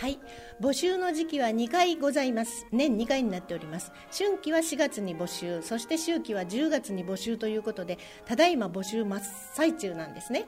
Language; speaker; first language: Japanese; native; Japanese